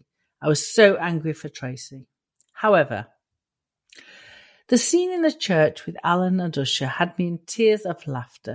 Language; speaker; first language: English; native; English